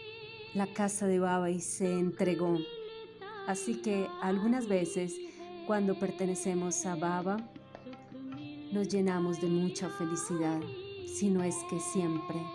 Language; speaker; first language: Spanish; native; Spanish